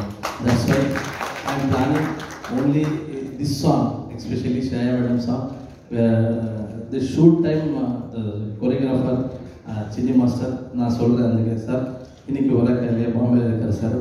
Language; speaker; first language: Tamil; non-native, learner; Kannada